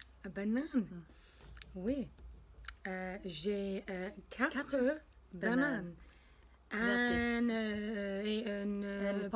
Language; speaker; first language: French; non-native, learner; English